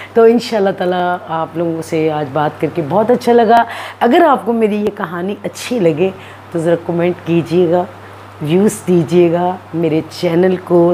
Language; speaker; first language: Urdu; non-native, local second language; Punjabi